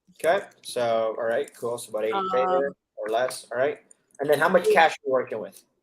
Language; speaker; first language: English; native; English